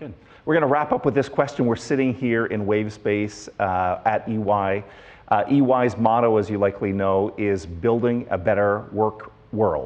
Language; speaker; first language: English; native; English